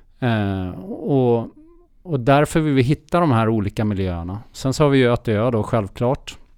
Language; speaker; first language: Swedish; early bilingual, heritage; Swedish